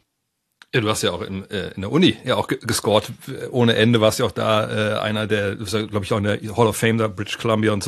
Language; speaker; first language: German; native; German